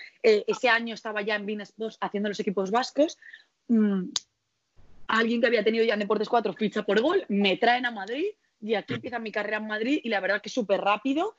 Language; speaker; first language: Spanish; native; Spanish